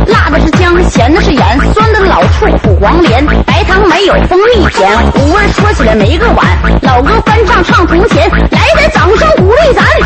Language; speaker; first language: Chinese; native; Chinese